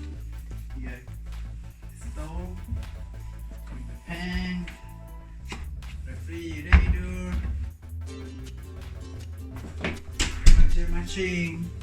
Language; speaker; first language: English; non-native, learner; Spanish